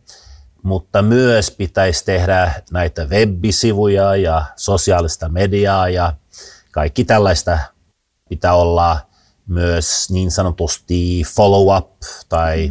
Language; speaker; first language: Finnish; early bilingual, heritage; Finnish